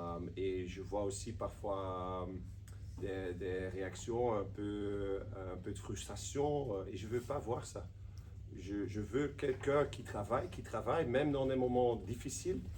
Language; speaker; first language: French; non-native, local second language; Dutch